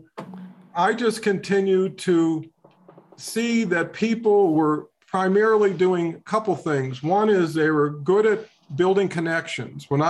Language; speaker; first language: English; native; English